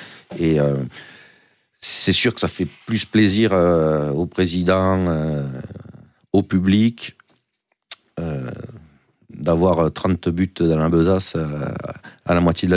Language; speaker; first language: French; native; French